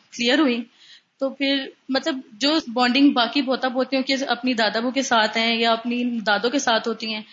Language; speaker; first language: Urdu; native; Urdu